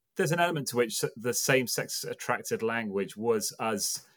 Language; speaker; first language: English; native; English